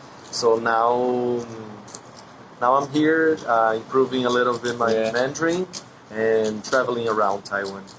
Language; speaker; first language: English; non-native, fluent; Portuguese